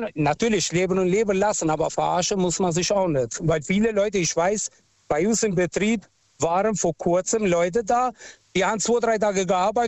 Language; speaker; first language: German; non-native, local second language; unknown